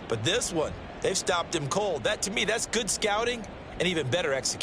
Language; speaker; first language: English; native; English